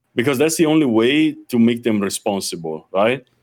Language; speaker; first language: English; non-native, fluent; Italian